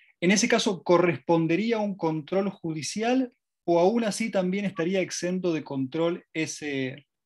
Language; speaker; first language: Spanish; native; Spanish